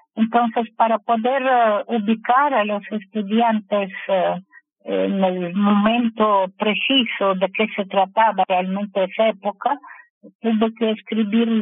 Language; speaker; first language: Spanish; non-native, fluent; Russian